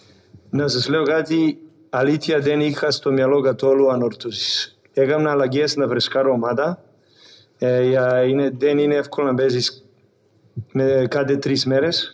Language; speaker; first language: Greek; non-native, fluent; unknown